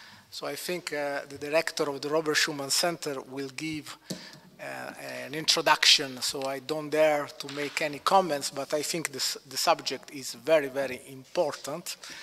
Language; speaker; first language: English; non-native, fluent; Italian